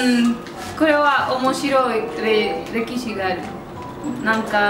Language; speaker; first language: Japanese; non-native, learner; Spanish